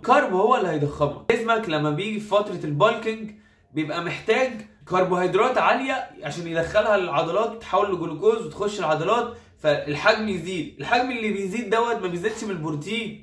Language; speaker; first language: Arabic; native; Arabic